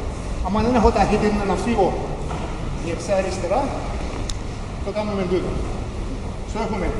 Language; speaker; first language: Greek; early bilingual, heritage; Greek